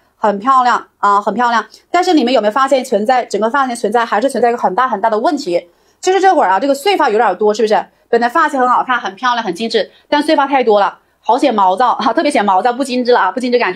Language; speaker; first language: Chinese; native; Chinese